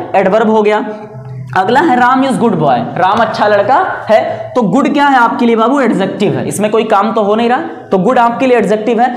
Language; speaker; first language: Hindi; native; Hindi